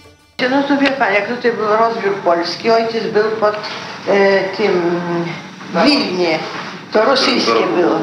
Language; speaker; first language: Polish; early bilingual, heritage; Polish